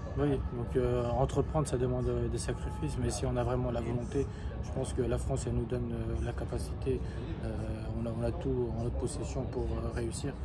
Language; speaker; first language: French; early bilingual, other home language; Kurdish